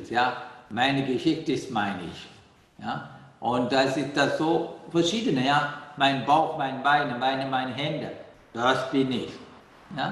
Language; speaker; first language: German; non-native, learner; Sinhala